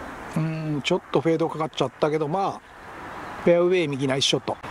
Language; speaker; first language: Japanese; native; Japanese